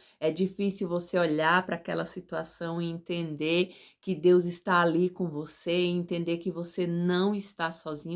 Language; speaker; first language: Portuguese; native; Portuguese